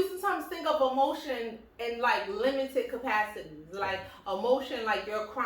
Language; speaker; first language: English; native; English